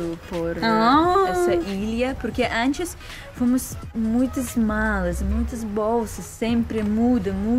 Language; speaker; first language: Portuguese; non-native, learner; Russian